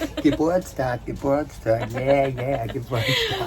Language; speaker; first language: German; native; German